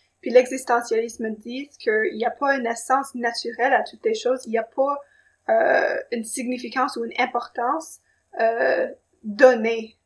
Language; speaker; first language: French; non-native, local second language; English